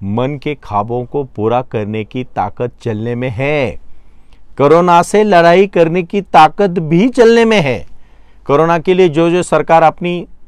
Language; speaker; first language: Hindi; non-native, local second language; Marathi